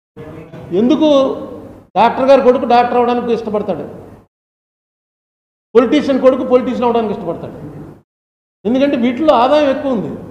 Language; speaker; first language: Telugu; native; Telugu